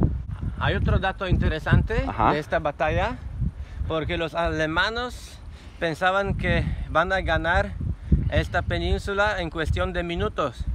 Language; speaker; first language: Spanish; non-native, fluent; Polish